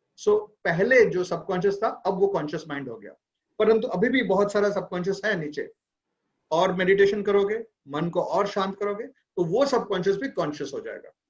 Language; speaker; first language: Hindi; non-native, local second language; Bangla